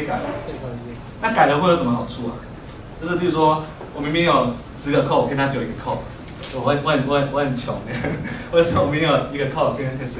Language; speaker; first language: Chinese; native; Chinese